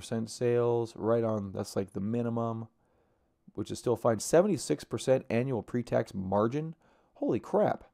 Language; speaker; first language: English; native; English